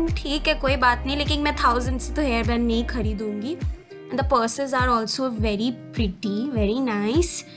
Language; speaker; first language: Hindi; non-native, local second language; Bangla